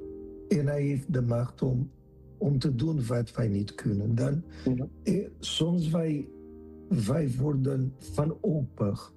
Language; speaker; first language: Dutch; non-native, fluent; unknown